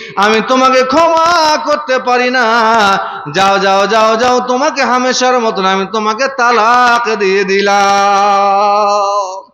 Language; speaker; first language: Bangla; non-native, fluent; Urdu